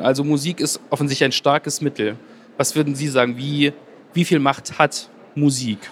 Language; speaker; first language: German; native; German